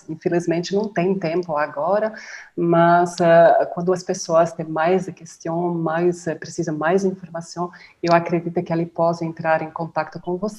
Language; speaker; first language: Portuguese; non-native, fluent; Dutch